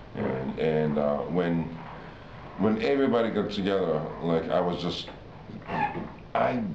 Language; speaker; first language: English; non-native, fluent; Japanese